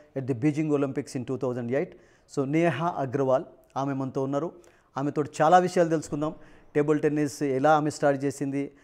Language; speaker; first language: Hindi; non-native, local second language; Telugu